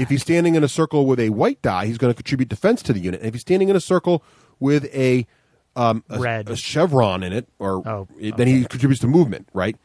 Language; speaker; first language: English; native; English